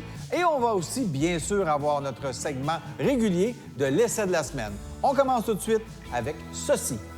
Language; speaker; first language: French; native; French